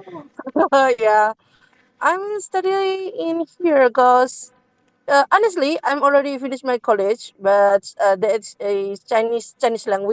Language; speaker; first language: English; non-native, learner; Chinese